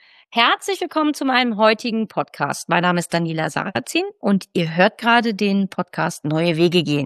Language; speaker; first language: German; native; German